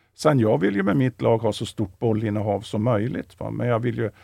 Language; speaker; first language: Swedish; native; Swedish